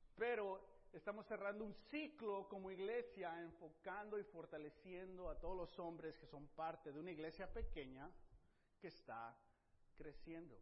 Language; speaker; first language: Spanish; native; Spanish